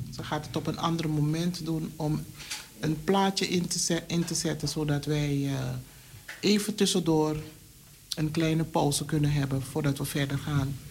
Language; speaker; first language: Dutch; native; Dutch